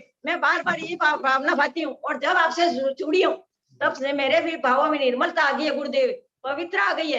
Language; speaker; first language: Hindi; non-native, local second language; Gujarati